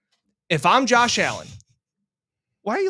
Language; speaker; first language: English; native; English